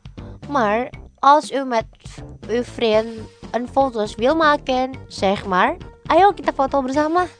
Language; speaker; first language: Dutch; non-native, fluent; Indonesian